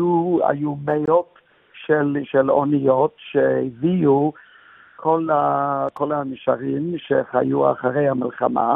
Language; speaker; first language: Hebrew; non-native, fluent; English